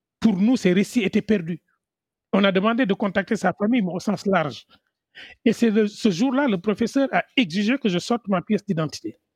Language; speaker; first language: French; non-native, local second language; Wolof